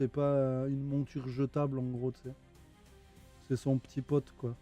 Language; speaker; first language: French; native; French